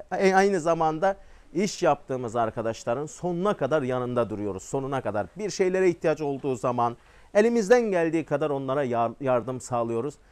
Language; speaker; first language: Turkish; native; Turkish